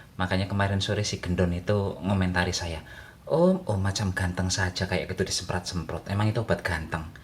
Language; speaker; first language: Indonesian; non-native, local second language; Javanese